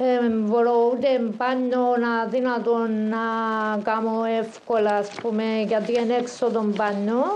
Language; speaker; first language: Greek; non-native, local second language; Turkish